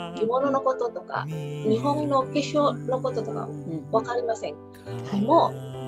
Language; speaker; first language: Japanese; non-native, learner; Indonesian